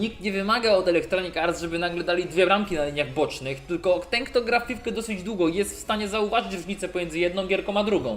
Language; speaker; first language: Polish; native; Polish